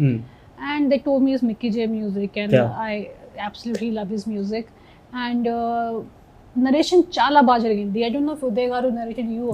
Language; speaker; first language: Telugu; non-native, local second language; Hindi